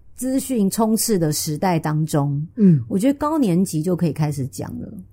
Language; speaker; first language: Chinese; native; Chinese